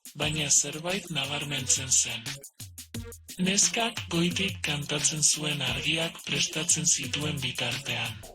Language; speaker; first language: Basque; non-native, learner; Spanish